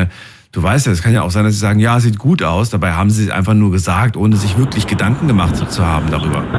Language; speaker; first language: German; native; German